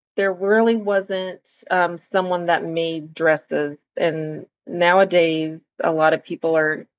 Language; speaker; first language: English; native; English